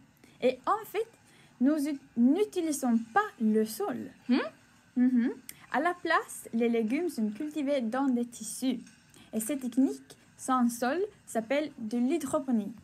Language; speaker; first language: French; non-native, learner; Swedish